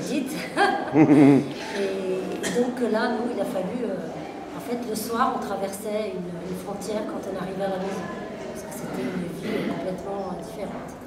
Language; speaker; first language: French; early bilingual, other home language; Portuguese